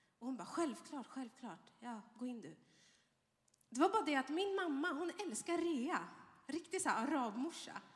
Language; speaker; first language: Swedish; early bilingual, other home language; Arabic